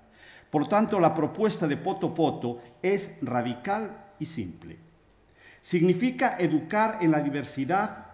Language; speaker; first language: Spanish; native; Spanish